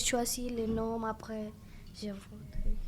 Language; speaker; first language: French; non-native, learner; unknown